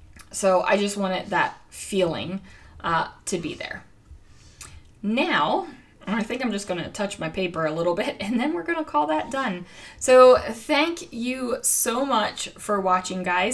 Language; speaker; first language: English; native; English